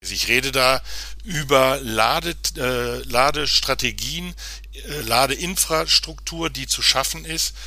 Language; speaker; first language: German; native; German